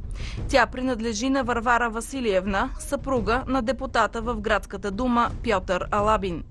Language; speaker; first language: Bulgarian; native; Bulgarian